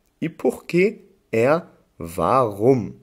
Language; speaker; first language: Portuguese; non-native, fluent; German